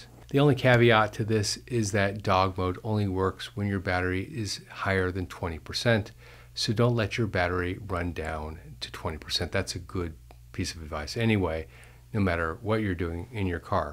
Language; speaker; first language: English; native; English